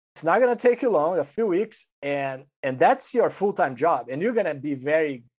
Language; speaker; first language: English; non-native, fluent; Portuguese